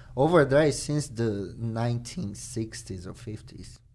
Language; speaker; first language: English; non-native, fluent; Portuguese